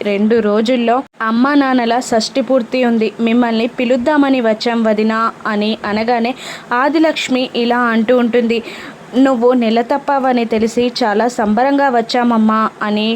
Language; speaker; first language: Telugu; native; Telugu